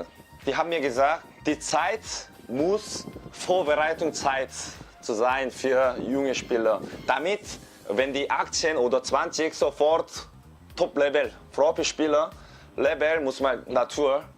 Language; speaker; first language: German; non-native, learner; Korean